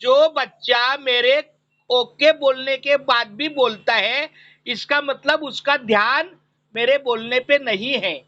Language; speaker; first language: Hindi; non-native, local second language; Marathi